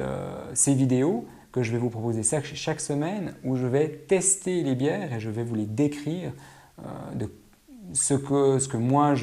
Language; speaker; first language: French; native; French